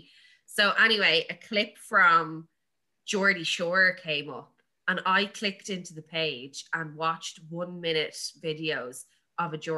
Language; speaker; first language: English; native; English